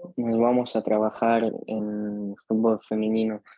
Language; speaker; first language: Spanish; non-native, learner; Russian